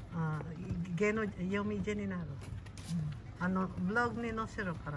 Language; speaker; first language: Japanese; non-native, learner; Vietnamese